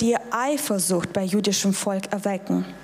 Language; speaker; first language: German; non-native, fluent; Russian